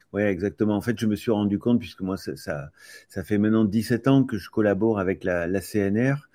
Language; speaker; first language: French; native; French